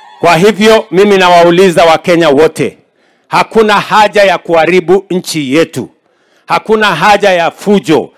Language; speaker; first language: Swahili; non-native, local second language; Kalenjin